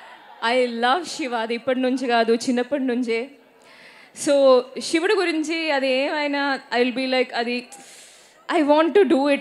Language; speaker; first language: Telugu; non-native, fluent; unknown